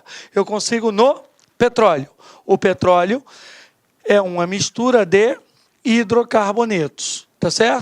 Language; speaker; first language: Portuguese; native; Portuguese